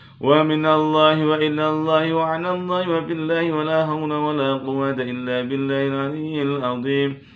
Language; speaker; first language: Arabic; non-native, fluent; Indonesian